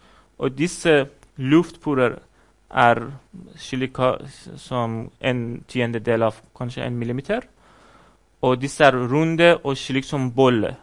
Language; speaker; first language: Norwegian; non-native, learner; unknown